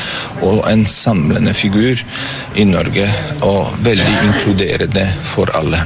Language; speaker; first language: Norwegian; non-native, fluent; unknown